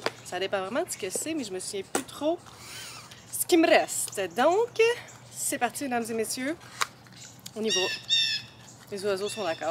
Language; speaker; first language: French; native; French